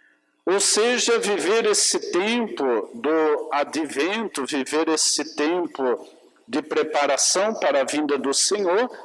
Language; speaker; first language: Portuguese; native; Portuguese